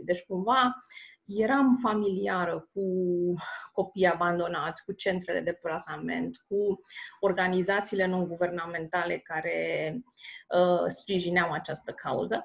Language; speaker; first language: Romanian; native; Romanian